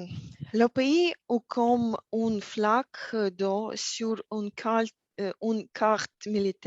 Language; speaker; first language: French; non-native, learner; Russian